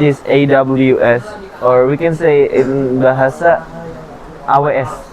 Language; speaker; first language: English; non-native, learner; Indonesian